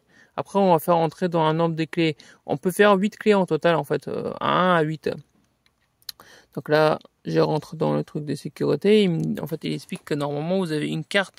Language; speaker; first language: French; native; French